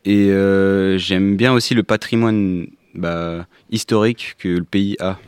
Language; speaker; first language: French; non-native, learner; Ukrainian